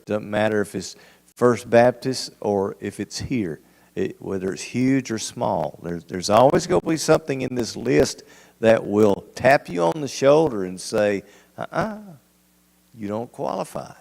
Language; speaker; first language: English; native; English